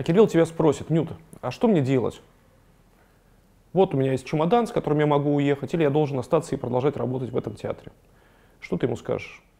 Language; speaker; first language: Russian; native; Russian